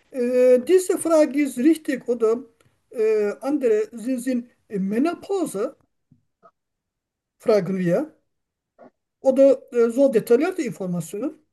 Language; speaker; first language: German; non-native, learner; Turkish